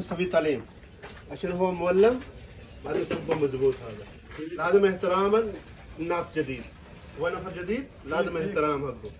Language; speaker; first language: Arabic; non-native, learner; Urdu